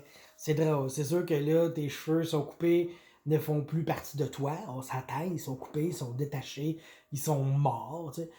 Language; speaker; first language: French; native; French